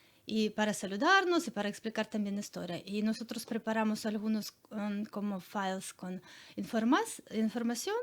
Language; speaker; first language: Spanish; non-native, learner; Ukrainian